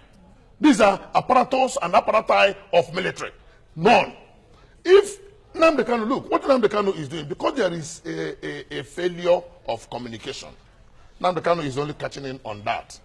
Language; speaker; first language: English; non-native, local second language; Igbo